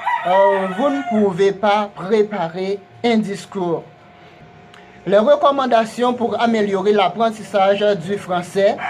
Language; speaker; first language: French; non-native, local second language; Haitian Creole